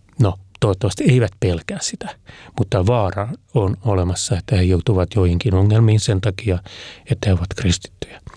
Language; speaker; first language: Finnish; native; Finnish